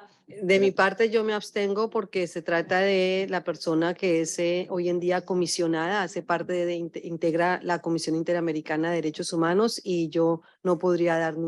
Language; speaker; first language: Spanish; native; Spanish